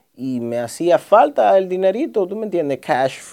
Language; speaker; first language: Spanish; early bilingual, heritage; Spanish